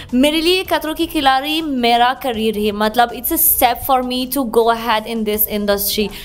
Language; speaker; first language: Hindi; non-native, learner; Arabic